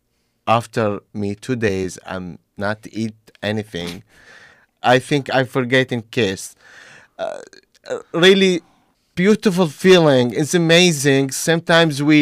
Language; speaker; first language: English; non-native, learner; Arabic